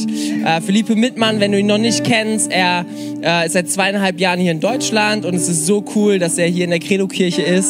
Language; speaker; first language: German; native; German